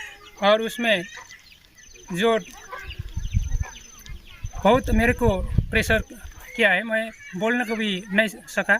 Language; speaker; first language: Hindi; non-native, local second language; Nepali